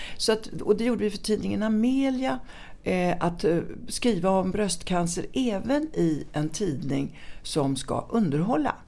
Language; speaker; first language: Swedish; early bilingual, other home language; Italian